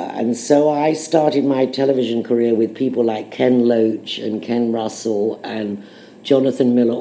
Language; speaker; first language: English; native; English